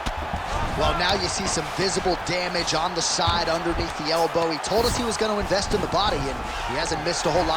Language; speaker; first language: English; native; English